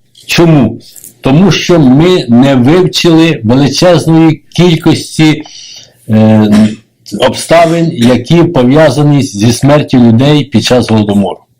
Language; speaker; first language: Ukrainian; native; Ukrainian